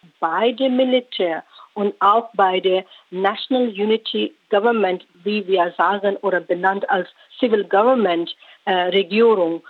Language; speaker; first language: German; non-native, learner; Rohingya